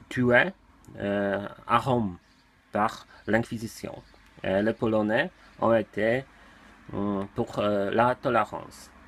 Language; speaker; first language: French; non-native, learner; Polish